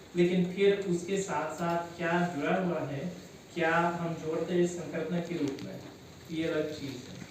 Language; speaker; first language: Hindi; non-native, fluent; English